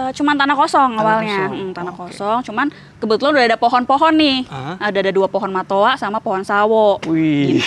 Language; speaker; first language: Indonesian; native; Indonesian